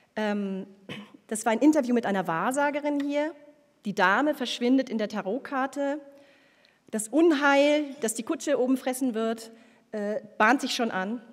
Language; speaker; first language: German; native; German